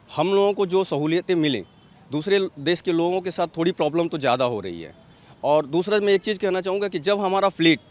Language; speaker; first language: Hindi; native; Hindi